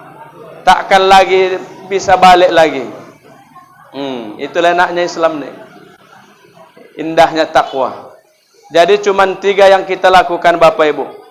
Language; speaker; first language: Indonesian; native; Indonesian